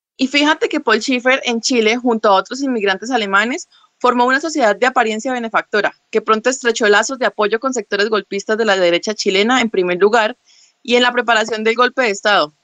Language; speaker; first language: Spanish; native; Spanish